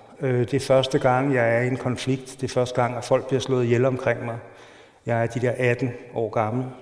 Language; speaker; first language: Danish; native; Danish